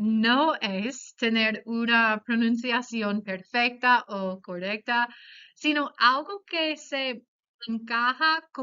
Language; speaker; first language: Spanish; non-native, fluent; English